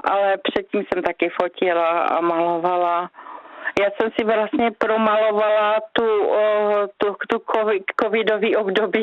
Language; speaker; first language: Czech; native; Czech